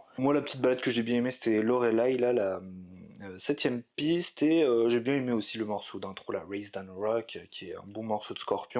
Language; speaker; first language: French; native; French